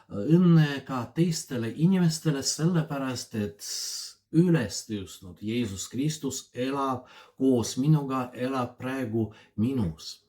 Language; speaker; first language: Estonian; non-native, fluent; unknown